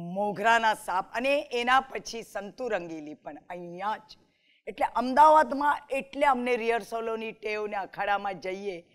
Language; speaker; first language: Gujarati; non-native, local second language; Marathi